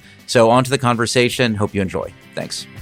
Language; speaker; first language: English; native; English